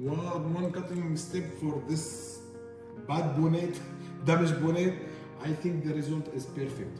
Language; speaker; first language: English; non-native, learner; Arabic